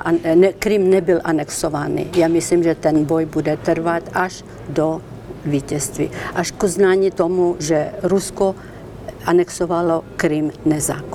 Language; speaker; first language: Czech; non-native, fluent; Ukrainian